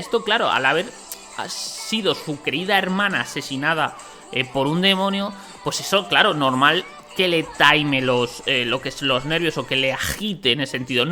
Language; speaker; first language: Spanish; native; Spanish